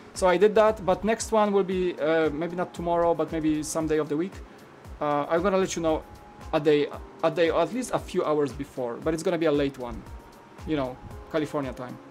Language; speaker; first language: English; non-native, fluent; Polish